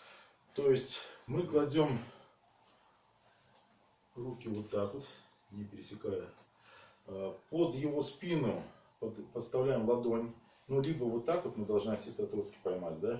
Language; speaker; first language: Russian; native; Russian